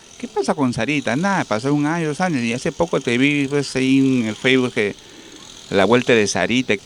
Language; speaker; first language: Spanish; native; Spanish